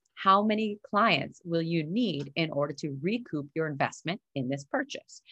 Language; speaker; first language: English; native; English